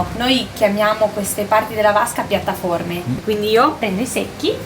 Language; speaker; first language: Italian; native; Italian